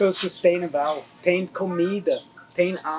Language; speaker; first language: Portuguese; non-native, learner; English